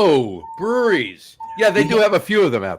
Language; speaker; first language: English; native; English